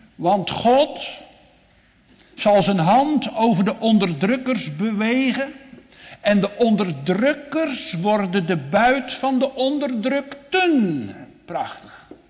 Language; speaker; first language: Dutch; native; Dutch